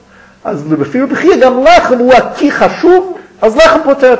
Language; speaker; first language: Hebrew; non-native, fluent; English